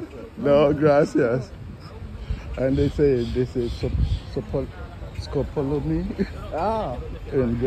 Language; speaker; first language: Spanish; non-native, learner; English